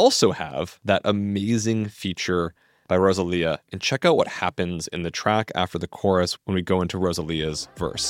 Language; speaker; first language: English; native; English